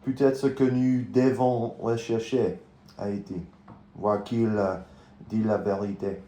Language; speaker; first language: French; non-native, learner; English